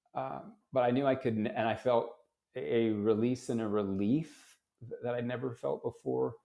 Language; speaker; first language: English; native; English